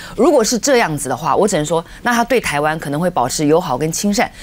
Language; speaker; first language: Chinese; native; Chinese